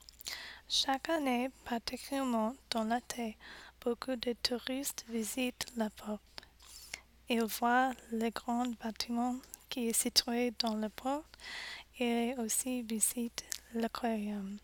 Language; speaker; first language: French; non-native, learner; English